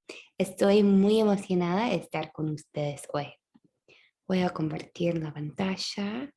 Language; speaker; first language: Spanish; non-native, fluent; English